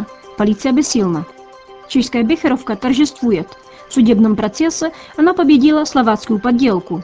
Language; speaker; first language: Russian; native; Russian